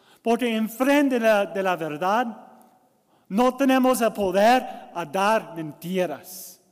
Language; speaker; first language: Spanish; non-native, learner; English